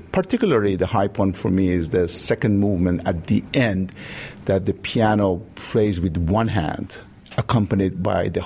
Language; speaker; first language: English; non-native, fluent; Persian